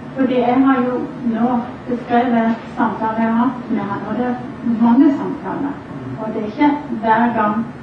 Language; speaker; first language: Norwegian; native; Norwegian